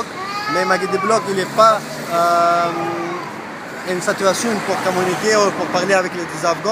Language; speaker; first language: French; non-native, learner; Persian